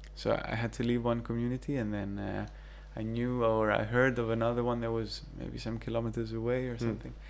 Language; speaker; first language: English; early bilingual, other home language; Greek